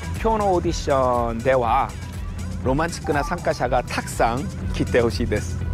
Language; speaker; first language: Japanese; non-native, learner; Korean